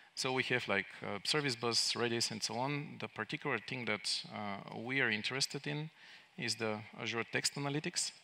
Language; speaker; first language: English; non-native, fluent; Bulgarian